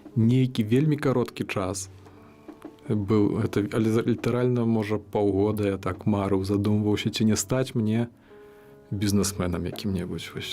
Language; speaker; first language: Belarusian; native; Belarusian